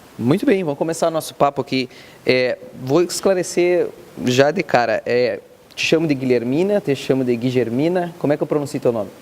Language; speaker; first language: Portuguese; native; Portuguese